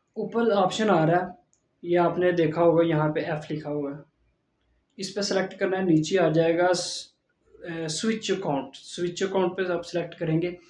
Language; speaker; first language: Urdu; non-native, local second language; Punjabi